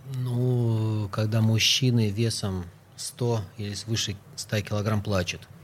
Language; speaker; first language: Russian; native; Russian